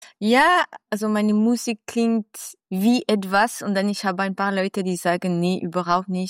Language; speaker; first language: German; non-native, fluent; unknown